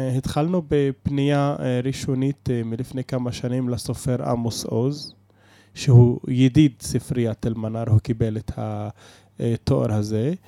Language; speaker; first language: Hebrew; non-native, local second language; Arabic